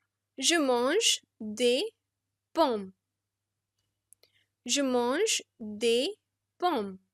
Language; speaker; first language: French; non-native, fluent; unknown